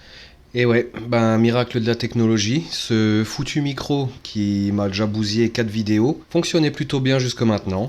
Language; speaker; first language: French; native; French